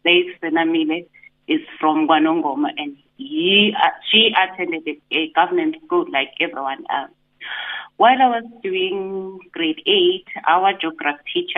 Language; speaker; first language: English; non-native, local second language; Zulu